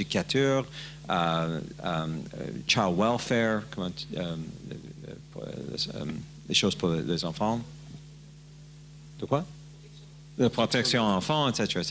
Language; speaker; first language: French; non-native, learner; English